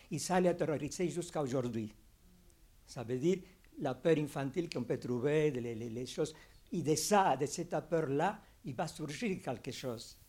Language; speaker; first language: French; non-native, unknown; Spanish